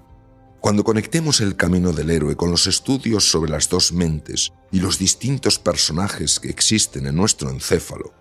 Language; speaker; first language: Spanish; native; Spanish